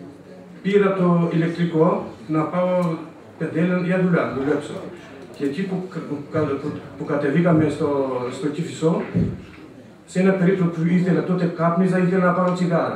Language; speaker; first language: Greek; non-native, fluent; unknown